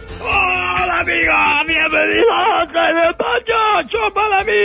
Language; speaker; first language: Spanish; native; Spanish